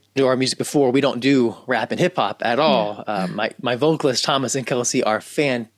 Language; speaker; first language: English; native; English